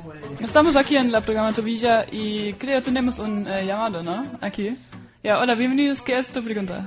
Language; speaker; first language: Spanish; non-native, fluent; German